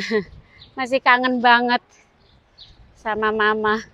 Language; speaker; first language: Indonesian; native; Indonesian